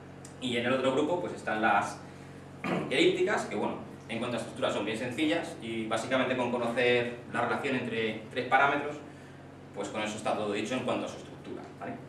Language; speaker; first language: Spanish; native; Spanish